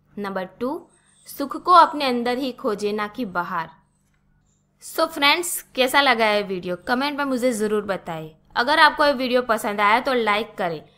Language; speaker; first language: Hindi; non-native, local second language; Gujarati